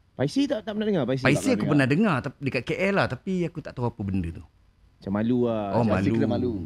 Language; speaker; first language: Malay; native; Malay